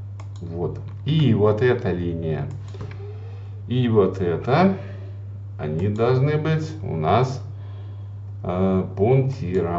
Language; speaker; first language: Russian; native; Russian